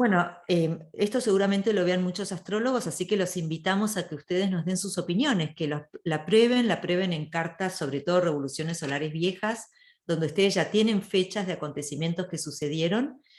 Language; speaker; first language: Spanish; native; Spanish